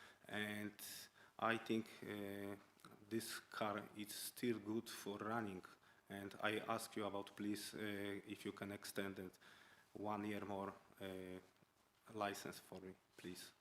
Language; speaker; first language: English; non-native, learner; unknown